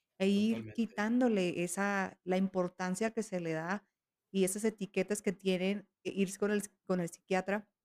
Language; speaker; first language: Spanish; native; Spanish